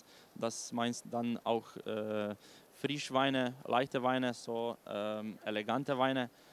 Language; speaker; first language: German; non-native, learner; Slovenian